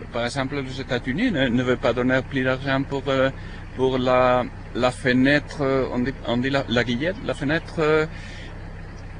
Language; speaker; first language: French; non-native, fluent; Spanish